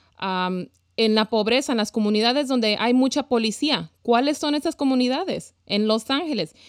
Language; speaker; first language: Spanish; early bilingual, heritage; Spanish